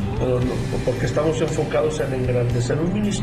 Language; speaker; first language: Spanish; native; Spanish